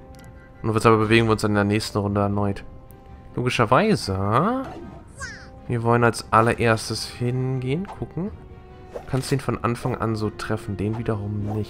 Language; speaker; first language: German; native; German